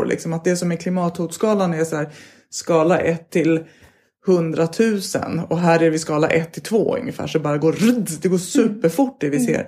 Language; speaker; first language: Swedish; native; Swedish